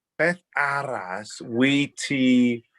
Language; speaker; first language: Welsh; non-native, learner; English